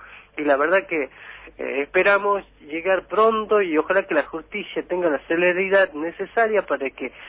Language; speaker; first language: Spanish; native; Spanish